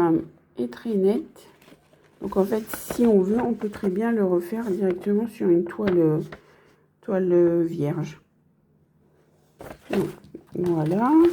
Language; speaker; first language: French; native; French